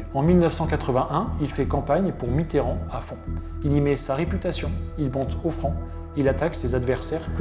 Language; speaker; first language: French; native; French